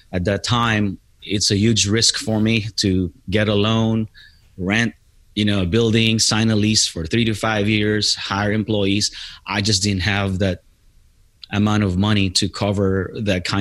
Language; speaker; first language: English; non-native, local second language; Filipino